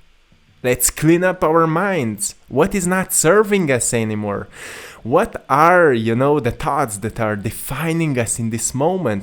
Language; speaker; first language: English; non-native, fluent; Slovenian